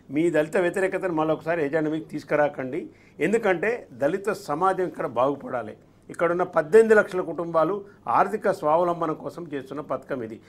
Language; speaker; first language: Telugu; native; Telugu